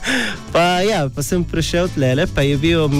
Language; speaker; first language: Slovenian; non-native, learner; Arabic